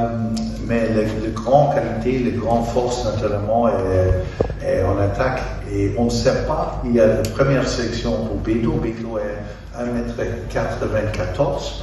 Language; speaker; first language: French; non-native, fluent; Dutch